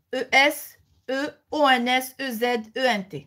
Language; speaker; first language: French; non-native, local second language; Arabic